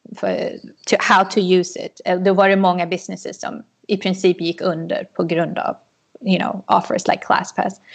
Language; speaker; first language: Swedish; native; Swedish